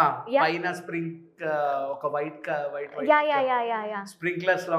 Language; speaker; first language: Telugu; native; Telugu